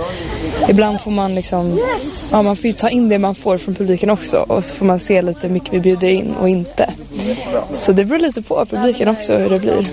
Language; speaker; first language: Swedish; native; Swedish